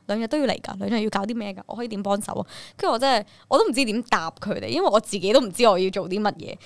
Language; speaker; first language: Cantonese; early bilingual, other home language; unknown